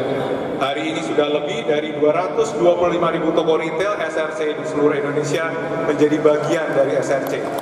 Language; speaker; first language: Indonesian; native; Indonesian